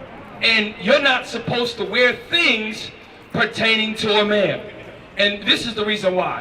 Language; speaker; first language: English; native; English